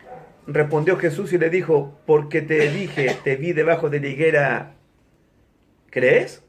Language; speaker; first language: Spanish; native; Spanish